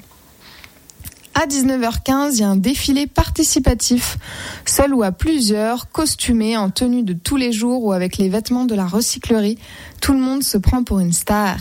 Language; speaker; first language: French; native; French